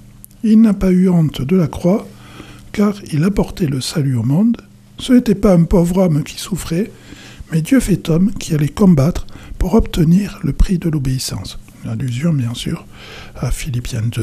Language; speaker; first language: French; native; French